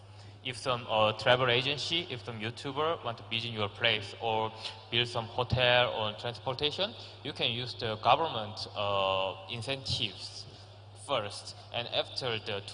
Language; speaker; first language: English; non-native, learner; Korean